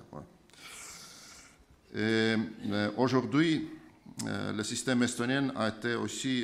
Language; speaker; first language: French; non-native, fluent; Estonian